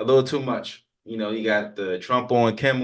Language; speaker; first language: English; native; English